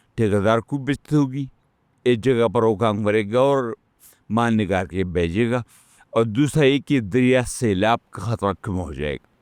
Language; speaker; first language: Urdu; non-native, local second language; Pashto